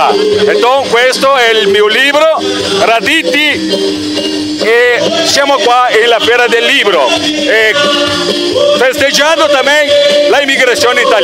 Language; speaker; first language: Italian; non-native, learner; Portuguese